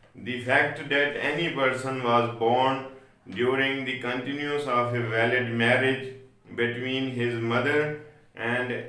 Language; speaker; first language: English; non-native, local second language; Urdu